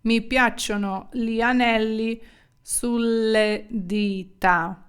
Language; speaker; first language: Italian; non-native, fluent; Ukrainian